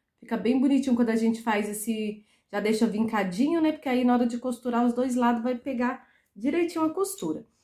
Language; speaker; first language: Portuguese; native; Portuguese